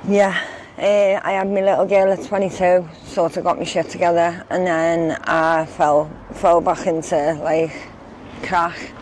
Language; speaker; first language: English; native; English